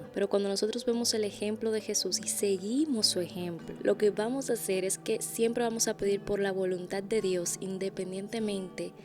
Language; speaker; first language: Spanish; native; Spanish